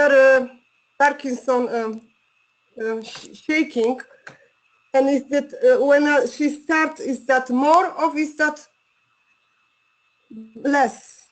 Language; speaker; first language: English; non-native, learner; Polish